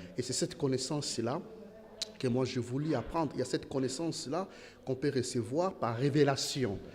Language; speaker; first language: French; non-native, local second language; Lingala